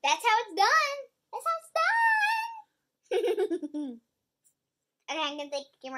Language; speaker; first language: English; native; English